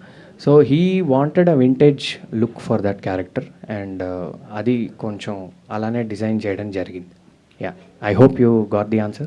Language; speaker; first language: Telugu; native; Telugu